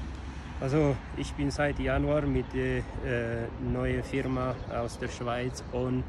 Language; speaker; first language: German; non-native, learner; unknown